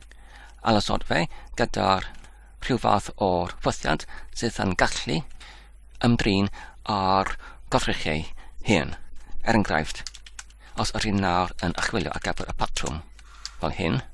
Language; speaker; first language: Welsh; non-native, learner; Polish